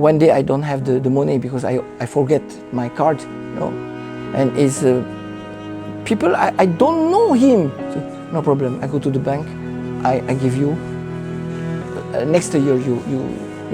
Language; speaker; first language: English; non-native, learner; French